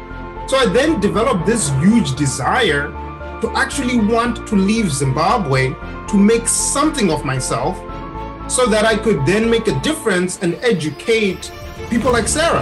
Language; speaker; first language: English; non-native, local second language; Shona